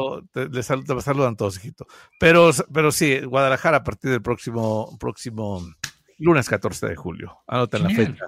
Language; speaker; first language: Spanish; native; Spanish